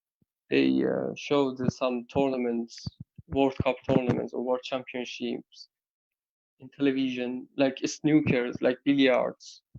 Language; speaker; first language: English; non-native, learner; Persian